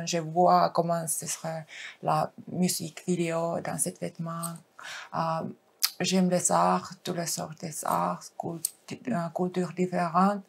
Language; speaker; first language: French; non-native, fluent; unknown